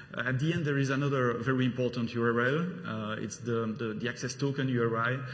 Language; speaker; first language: English; non-native, fluent; French